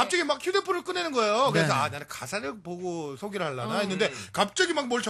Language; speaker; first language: Korean; native; Korean